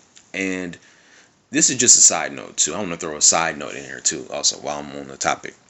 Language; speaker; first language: English; native; English